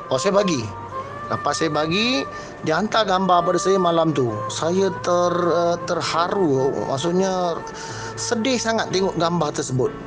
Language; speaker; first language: Malay; non-native, local second language; Tamil